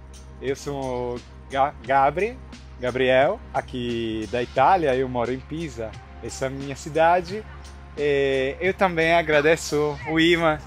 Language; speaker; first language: Portuguese; non-native, learner; Italian